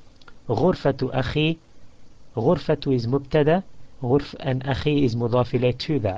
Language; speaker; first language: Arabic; non-native, fluent; English